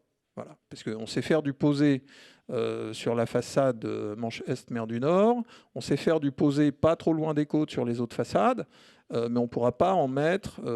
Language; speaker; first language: French; native; French